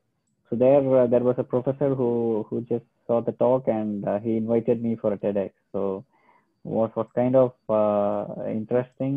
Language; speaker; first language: English; non-native, local second language; Tamil